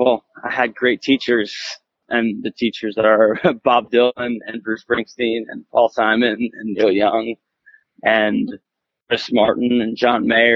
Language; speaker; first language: English; native; English